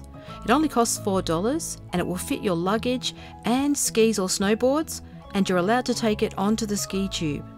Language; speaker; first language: English; native; English